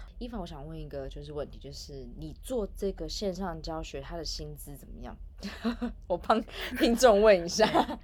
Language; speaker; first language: Chinese; native; Chinese